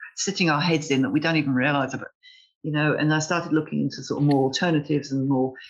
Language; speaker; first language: English; native; English